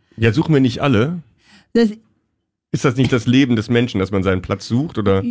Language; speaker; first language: German; native; German